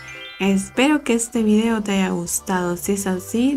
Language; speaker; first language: Spanish; native; Spanish